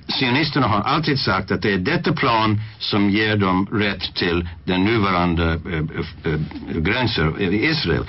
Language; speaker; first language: Swedish; non-native, fluent; English